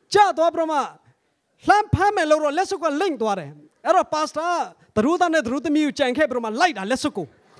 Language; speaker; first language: Burmese; non-native, local second language; Hakha Chin